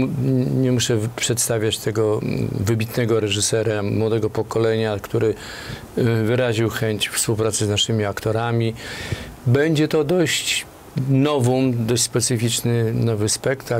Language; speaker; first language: Polish; native; Polish